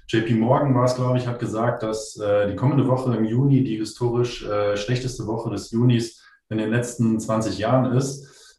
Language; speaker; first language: German; native; German